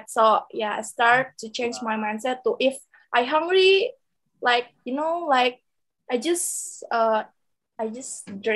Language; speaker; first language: English; non-native, local second language; Indonesian